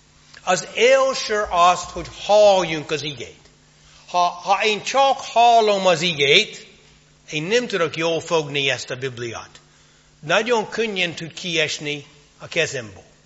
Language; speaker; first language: Hungarian; non-native, fluent; English